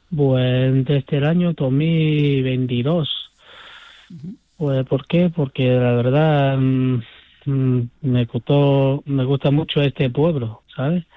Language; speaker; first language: Spanish; non-native, fluent; Chinese